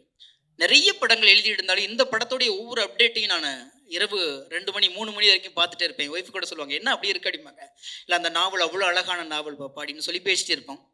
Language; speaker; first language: Tamil; native; Tamil